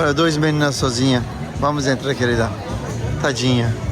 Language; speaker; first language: Portuguese; non-native, learner; Turkish